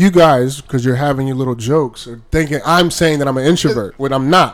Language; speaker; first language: English; native; English